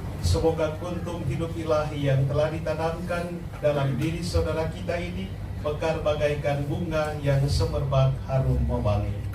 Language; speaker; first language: Indonesian; native; Indonesian